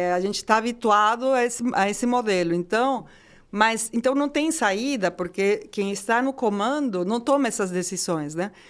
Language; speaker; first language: Portuguese; non-native, fluent; Spanish